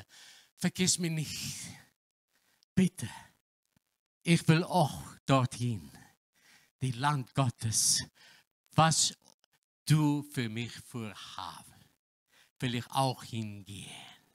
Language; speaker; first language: German; non-native, learner; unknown